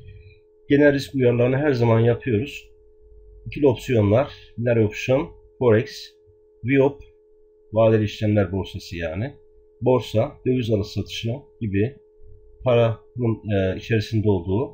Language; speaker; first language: Turkish; native; Turkish